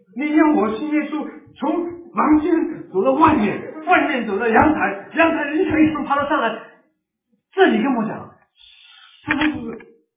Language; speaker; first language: Chinese; non-native, local second language; Cantonese